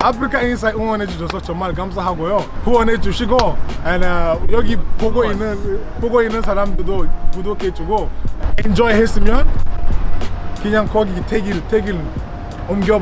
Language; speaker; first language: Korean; non-native, learner; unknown